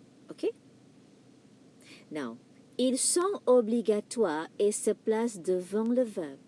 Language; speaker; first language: French; non-native, fluent; Malay